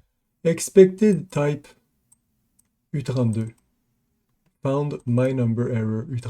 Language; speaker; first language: English; non-native, local second language; French